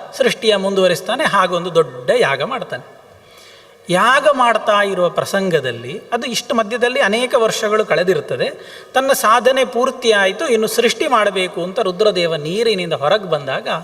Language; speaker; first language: Kannada; non-native, local second language; Tulu